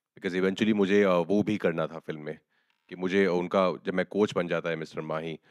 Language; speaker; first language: Hindi; native; Hindi